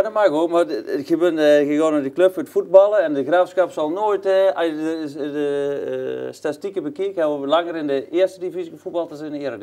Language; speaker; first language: Dutch; native; Dutch